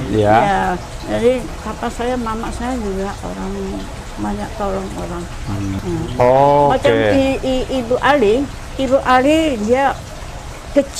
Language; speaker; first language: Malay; non-native, local second language; Min Nan Chinese